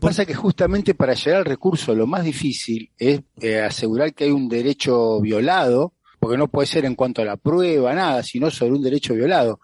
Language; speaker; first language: Spanish; native; Spanish